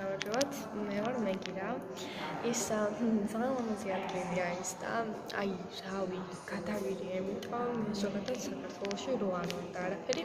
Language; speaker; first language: Georgian; early bilingual, heritage; Georgian